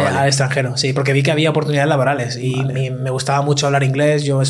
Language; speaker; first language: Spanish; native; Spanish